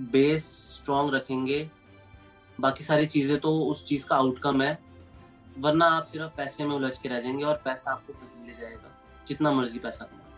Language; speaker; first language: Hindi; native; Hindi